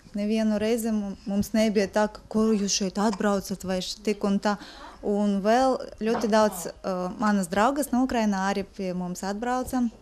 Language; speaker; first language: Latvian; non-native, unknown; Ukrainian